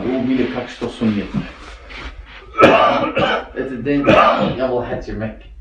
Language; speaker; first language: Russian; non-native, learner; Azerbaijani